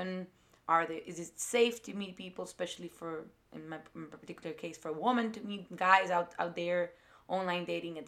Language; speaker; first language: English; non-native, fluent; Spanish